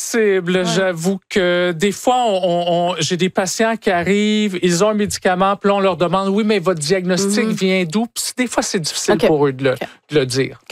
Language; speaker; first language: French; native; French